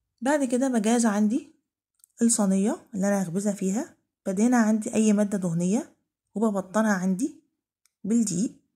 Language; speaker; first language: Arabic; native; Arabic